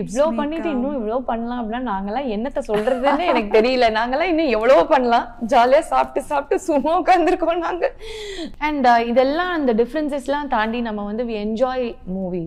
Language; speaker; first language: Tamil; native; Tamil